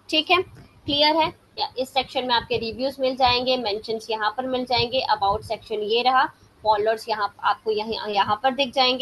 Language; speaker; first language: Hindi; native; Hindi